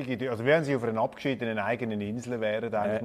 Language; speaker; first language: German; native; German